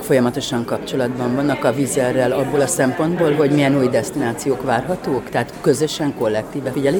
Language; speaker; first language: Hungarian; native; Hungarian